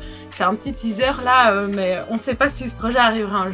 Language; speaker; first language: French; native; French